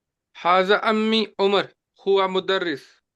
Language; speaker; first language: Arabic; non-native, learner; Urdu